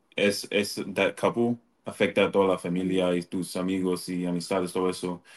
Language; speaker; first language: Spanish; early bilingual, other home language; English